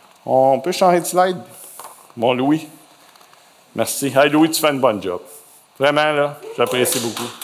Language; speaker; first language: French; native; French